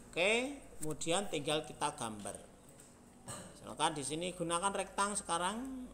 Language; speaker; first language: Indonesian; native; Indonesian